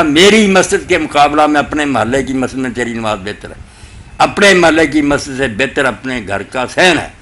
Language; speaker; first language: Urdu; non-native, local second language; Punjabi